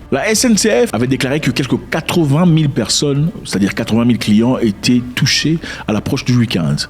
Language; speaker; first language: French; non-native, local second language; Lingala